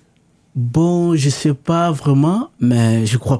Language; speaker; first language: French; non-native, local second language; Lingala